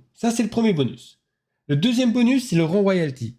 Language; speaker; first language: French; native; French